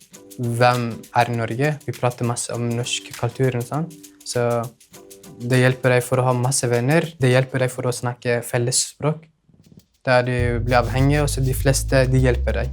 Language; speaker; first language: Norwegian; non-native, learner; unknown